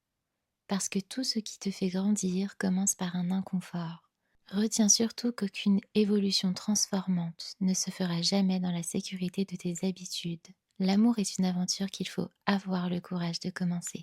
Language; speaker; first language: French; native; French